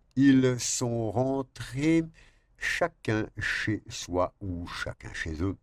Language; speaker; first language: French; non-native, fluent; Spanish